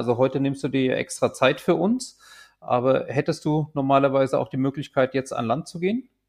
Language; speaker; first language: German; native; German